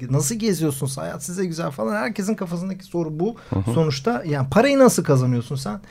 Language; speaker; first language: Turkish; native; Turkish